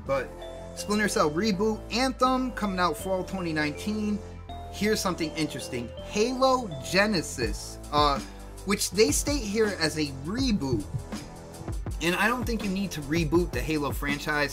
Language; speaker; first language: English; native; English